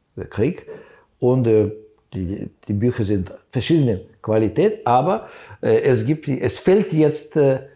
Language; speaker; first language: German; non-native, fluent; Ukrainian